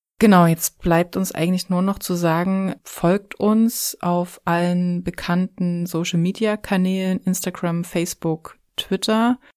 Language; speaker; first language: German; native; German